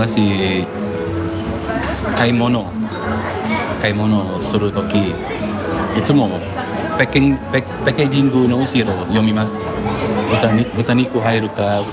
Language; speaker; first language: Japanese; non-native, learner; Indonesian